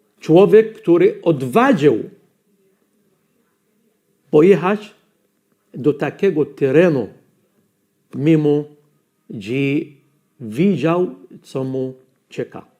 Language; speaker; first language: Polish; non-native, learner; Arabic